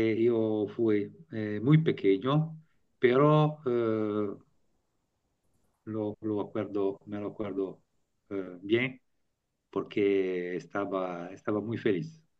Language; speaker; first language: Spanish; non-native, learner; Italian